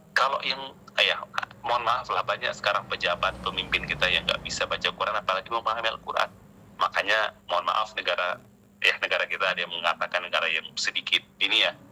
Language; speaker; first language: Indonesian; non-native, local second language; Achinese